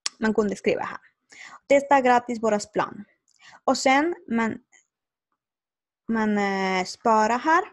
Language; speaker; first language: Swedish; non-native, learner; Spanish